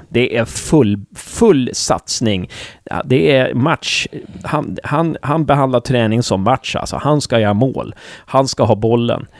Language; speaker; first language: Swedish; native; Swedish